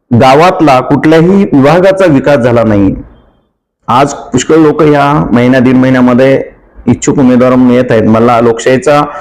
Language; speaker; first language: Marathi; native; Marathi